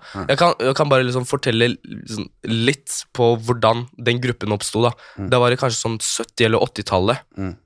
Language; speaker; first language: Norwegian; early bilingual, other home language; Kurdish